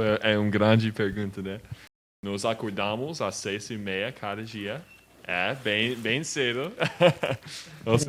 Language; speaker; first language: Portuguese; non-native, learner; English